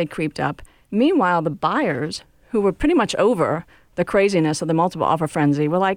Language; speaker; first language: English; native; English